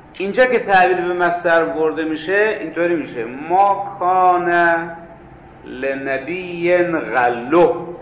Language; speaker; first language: Persian; native; Persian